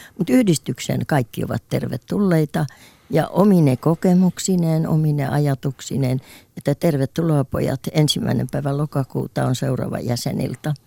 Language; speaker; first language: Finnish; native; Finnish